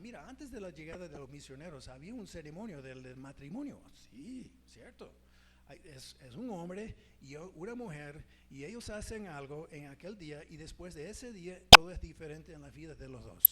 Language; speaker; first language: Spanish; non-native, fluent; English